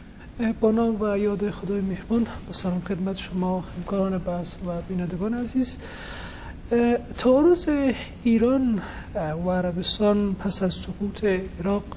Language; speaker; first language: Persian; native; Persian